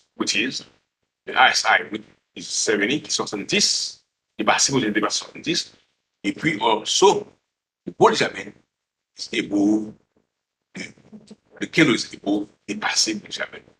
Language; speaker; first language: English; non-native, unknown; Haitian Creole